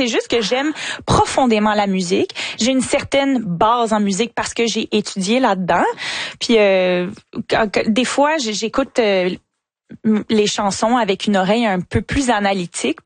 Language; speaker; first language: French; native; French